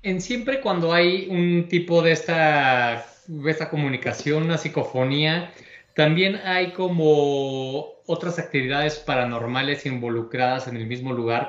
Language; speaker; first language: Spanish; native; Spanish